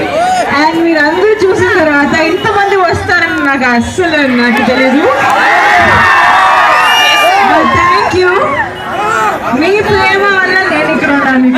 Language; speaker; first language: Telugu; non-native, learner; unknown